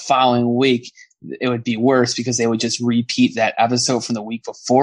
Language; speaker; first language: English; native; English